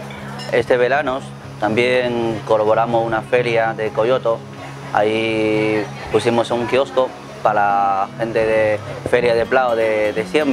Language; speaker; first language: Spanish; non-native, learner; Chinese